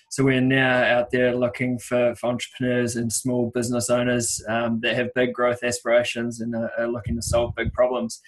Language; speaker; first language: English; native; English